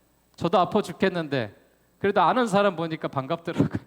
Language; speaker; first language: Korean; native; Korean